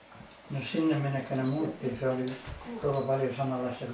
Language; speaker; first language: Finnish; early bilingual, heritage; English